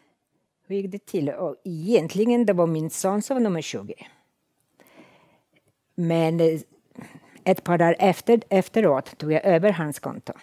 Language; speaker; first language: Swedish; non-native, fluent; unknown